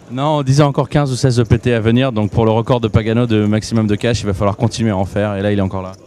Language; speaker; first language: French; native; French